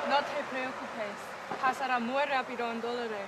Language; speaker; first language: Spanish; non-native, learner; English